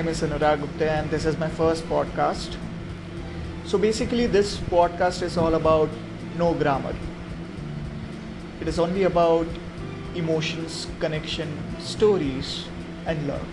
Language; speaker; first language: English; non-native, local second language; Hindi